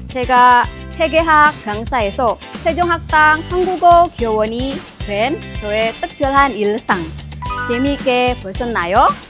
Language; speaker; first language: Korean; non-native, fluent; Indonesian